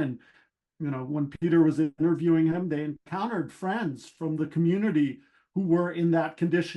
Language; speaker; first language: English; native; English